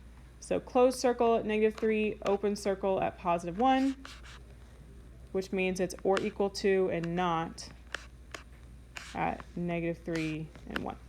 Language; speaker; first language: English; native; English